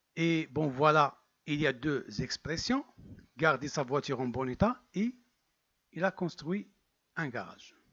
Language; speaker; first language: French; non-native, local second language; Arabic